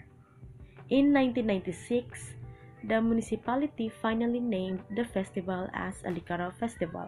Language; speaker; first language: English; non-native, local second language; Cebuano